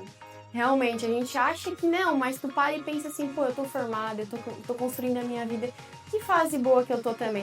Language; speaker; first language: Portuguese; native; Portuguese